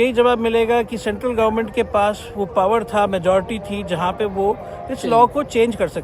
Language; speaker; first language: Hindi; non-native, local second language; Malayalam